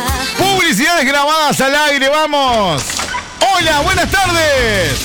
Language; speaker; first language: Spanish; native; Spanish